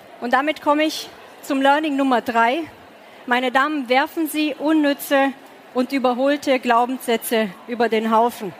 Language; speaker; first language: German; early bilingual, other home language; Romanian